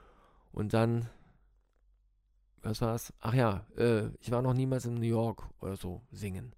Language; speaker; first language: German; native; German